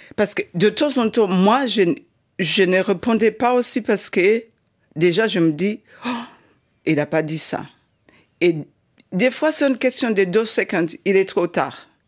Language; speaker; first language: French; non-native, fluent; Shona